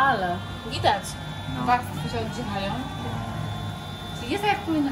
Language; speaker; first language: Polish; native; Polish